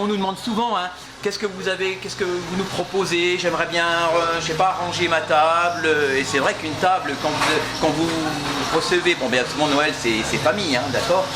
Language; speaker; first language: French; native; French